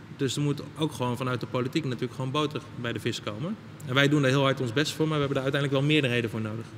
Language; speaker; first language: Dutch; native; Dutch